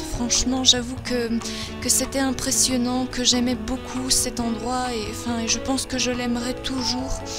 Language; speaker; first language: French; native; French